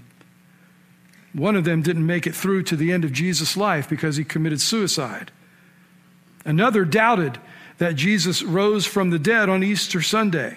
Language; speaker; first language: English; native; English